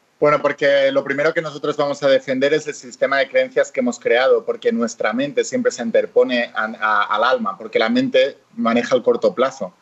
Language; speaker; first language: Spanish; native; Spanish